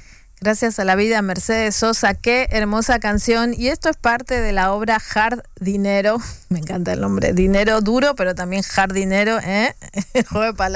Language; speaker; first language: Spanish; native; Spanish